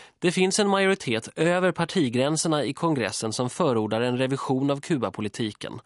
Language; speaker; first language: Swedish; early bilingual, other home language; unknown